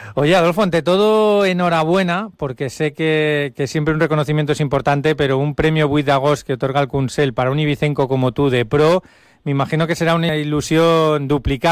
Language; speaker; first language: Spanish; native; Spanish